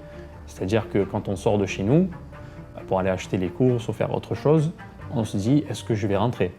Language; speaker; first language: French; non-native, fluent; Arabic